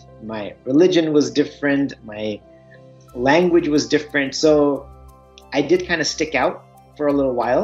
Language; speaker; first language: English; early bilingual, other home language; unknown